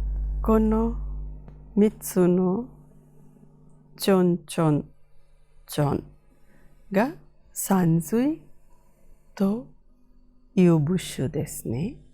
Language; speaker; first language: Japanese; non-native, fluent; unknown